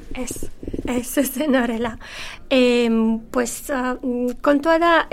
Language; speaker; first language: Basque; non-native, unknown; Bulgarian